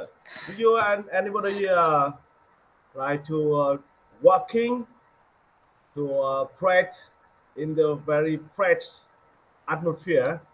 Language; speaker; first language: English; non-native, learner; Vietnamese